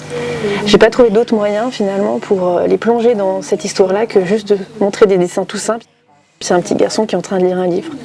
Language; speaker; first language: French; native; French